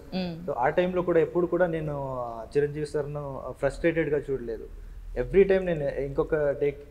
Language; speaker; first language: Telugu; non-native, learner; Kannada